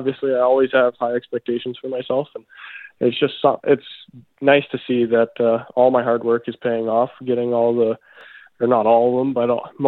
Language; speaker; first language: English; native; English